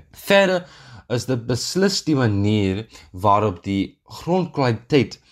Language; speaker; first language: Afrikaans; native; Afrikaans